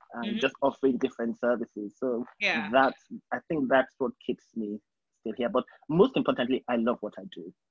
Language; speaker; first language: English; non-native, local second language; Yoruba